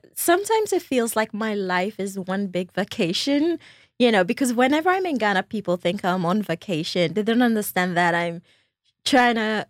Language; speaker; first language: English; non-native, local second language; Ewe